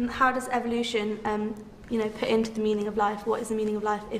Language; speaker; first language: English; native; English